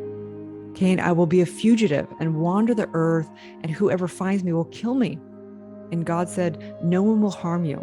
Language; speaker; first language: English; native; English